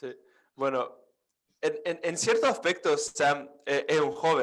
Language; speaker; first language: Spanish; non-native, fluent; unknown